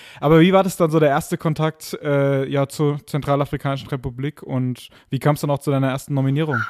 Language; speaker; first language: German; native; German